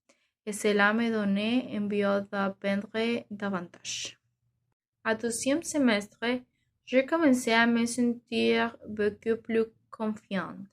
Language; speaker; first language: French; non-native, learner; Spanish